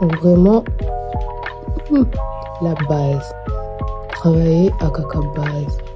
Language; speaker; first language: French; non-native, local second language; Rundi